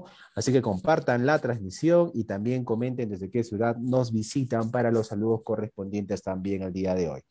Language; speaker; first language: Spanish; native; Spanish